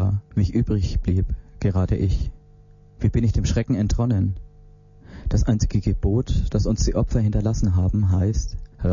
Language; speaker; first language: German; native; German